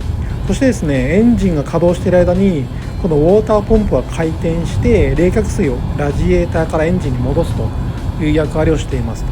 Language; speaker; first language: Japanese; native; Japanese